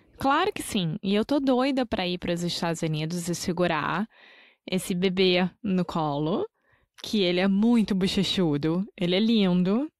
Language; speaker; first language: Portuguese; native; Portuguese